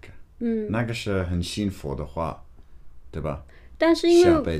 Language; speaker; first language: Chinese; non-native, learner; English